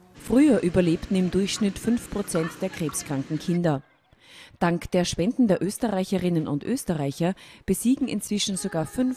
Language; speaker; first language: German; native; German